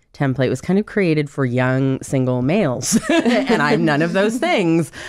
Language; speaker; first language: English; native; English